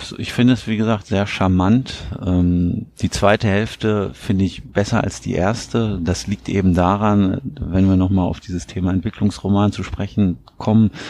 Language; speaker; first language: German; native; German